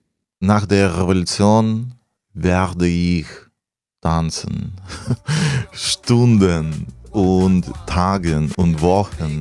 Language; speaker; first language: German; non-native, fluent; Russian